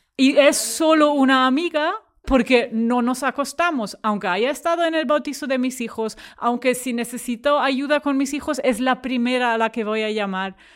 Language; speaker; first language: Spanish; non-native, fluent; German